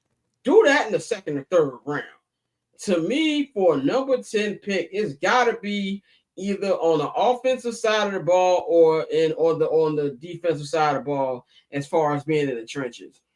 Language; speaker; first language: English; native; English